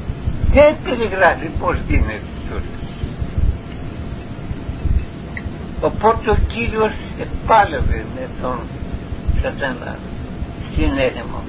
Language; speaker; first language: Greek; non-native, fluent; Russian